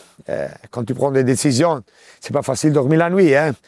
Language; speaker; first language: French; non-native, local second language; Italian